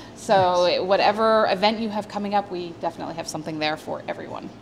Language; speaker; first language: English; native; English